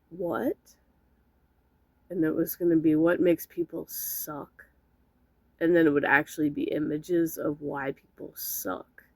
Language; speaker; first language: English; native; English